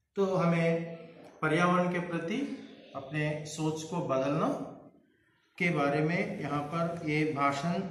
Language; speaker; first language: Hindi; non-native, local second language; Telugu